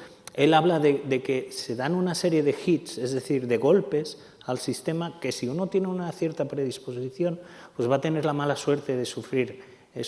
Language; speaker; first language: Spanish; native; Spanish